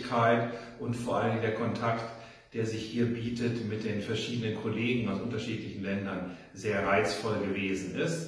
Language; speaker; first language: German; native; German